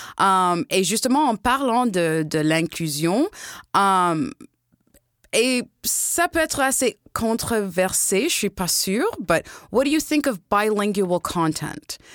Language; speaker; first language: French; non-native, local second language; English